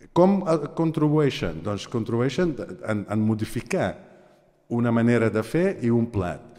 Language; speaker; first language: Catalan; non-native, fluent; Aramaic